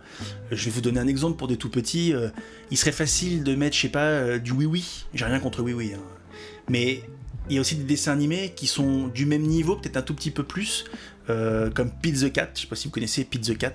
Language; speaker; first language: French; native; French